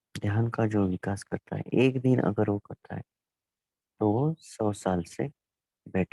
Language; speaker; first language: Hindi; non-native, local second language; Marathi